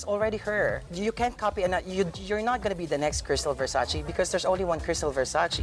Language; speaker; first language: English; non-native, local second language; Filipino